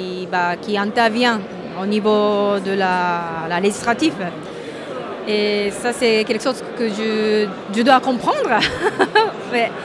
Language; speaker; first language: French; non-native, fluent; Japanese